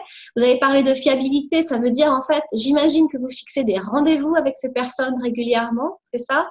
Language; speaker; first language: French; native; French